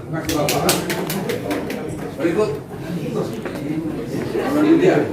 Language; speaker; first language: Indonesian; native; Indonesian